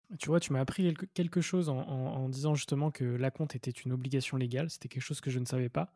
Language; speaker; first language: French; native; French